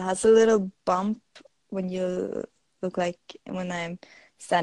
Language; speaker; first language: English; non-native, fluent; Swedish